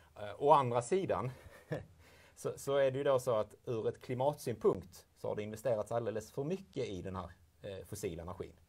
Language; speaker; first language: Swedish; native; Swedish